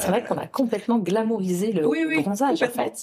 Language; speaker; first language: French; native; French